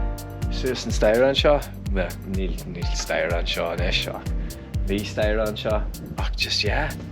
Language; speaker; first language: Irish; non-native, local second language; English